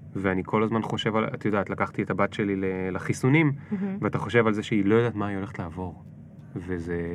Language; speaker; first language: Hebrew; native; Hebrew